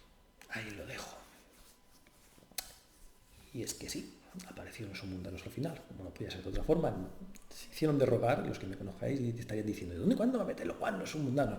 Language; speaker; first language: Spanish; native; Spanish